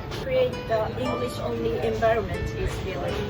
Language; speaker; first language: English; non-native, learner; Japanese